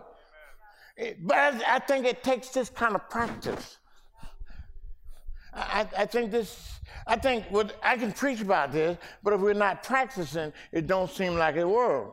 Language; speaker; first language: English; early bilingual, other home language; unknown